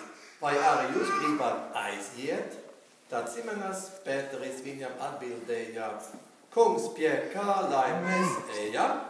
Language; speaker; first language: Latvian; non-native, learner; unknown